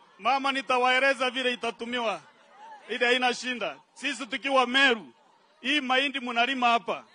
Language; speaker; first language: Swahili; non-native, local second language; Meru